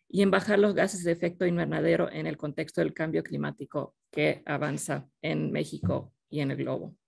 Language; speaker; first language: Spanish; non-native, fluent; Finnish